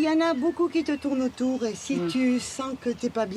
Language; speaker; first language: French; native; French